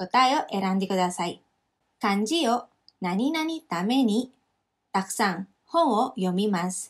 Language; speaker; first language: Japanese; non-native, fluent; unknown